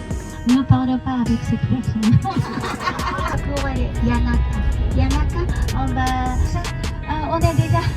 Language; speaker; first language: French; non-native, fluent; Japanese